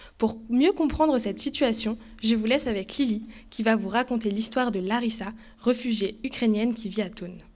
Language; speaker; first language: French; native; French